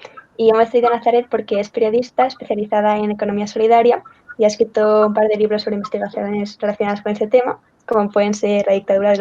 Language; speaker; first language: Spanish; native; Spanish